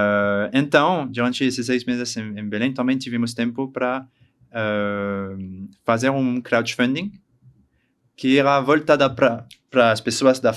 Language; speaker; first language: Portuguese; non-native, learner; French